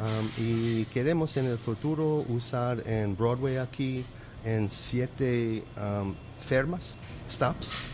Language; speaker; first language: Spanish; non-native, learner; English